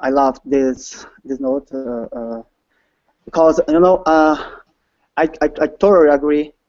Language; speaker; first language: English; non-native, learner; Portuguese